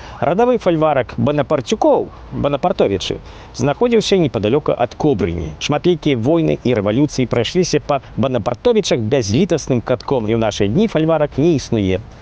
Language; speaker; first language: Belarusian; native; Belarusian